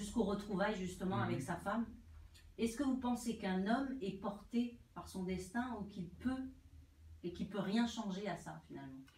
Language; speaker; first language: French; native; French